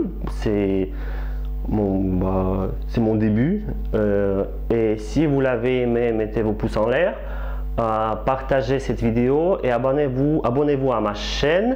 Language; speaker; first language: French; non-native, fluent; Russian